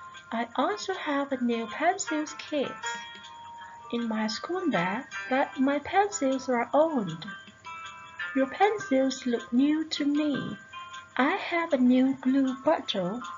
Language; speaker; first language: English; non-native, fluent; Thai